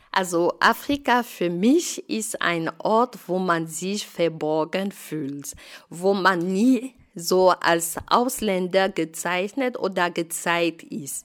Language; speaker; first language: German; non-native, fluent; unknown